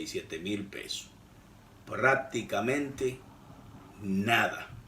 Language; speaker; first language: Spanish; native; Spanish